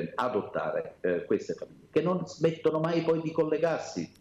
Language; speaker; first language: Italian; native; Italian